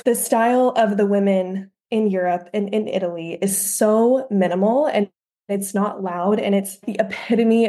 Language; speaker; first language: English; native; English